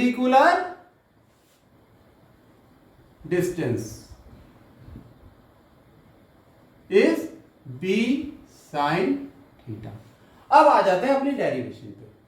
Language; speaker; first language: Hindi; native; Hindi